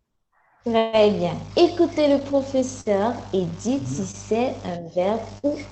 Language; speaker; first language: French; non-native, fluent; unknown